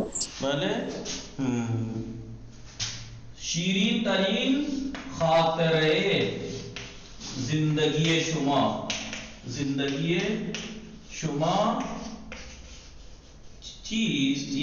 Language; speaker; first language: Persian; non-native, fluent; Urdu